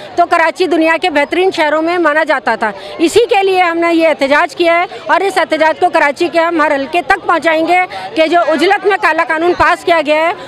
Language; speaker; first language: Urdu; native; Urdu